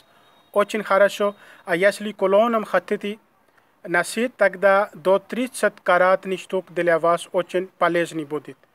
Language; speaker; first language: Russian; non-native, learner; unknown